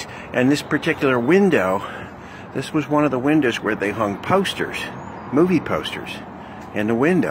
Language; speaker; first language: English; native; English